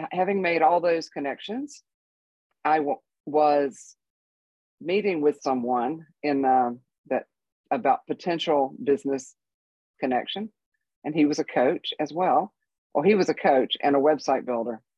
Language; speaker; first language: English; native; English